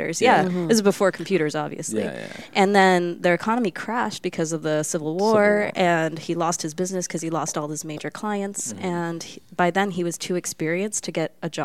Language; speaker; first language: English; early bilingual, other home language; Spanish